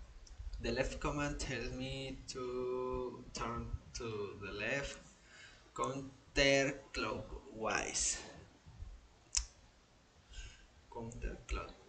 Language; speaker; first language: English; non-native, learner; Spanish